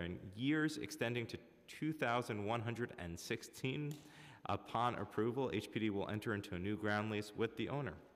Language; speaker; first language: English; native; English